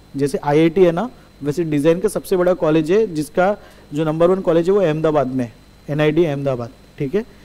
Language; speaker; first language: Hindi; non-native, local second language; Marathi